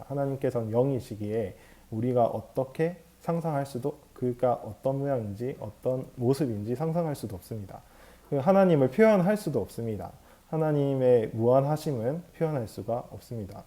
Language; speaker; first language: Korean; native; Korean